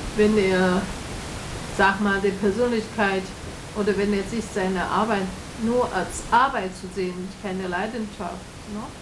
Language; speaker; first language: German; non-native, learner; Chinese